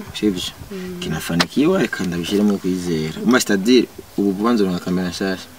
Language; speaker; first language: Rundi; native; Rundi